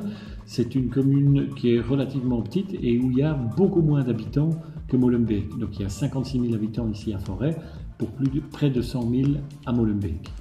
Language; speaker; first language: French; native; French